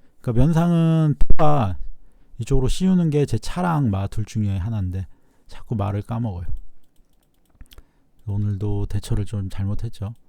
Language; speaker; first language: Korean; native; Korean